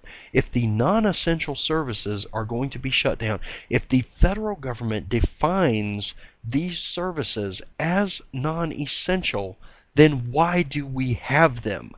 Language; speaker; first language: English; native; English